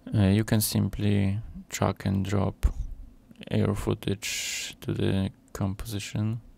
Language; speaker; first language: English; non-native, fluent; Polish